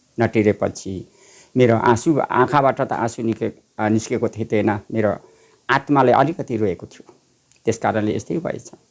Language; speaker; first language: Nepali; non-native, local second language; Limburgish